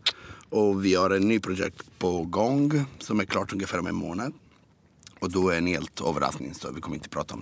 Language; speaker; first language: Swedish; non-native, fluent; Italian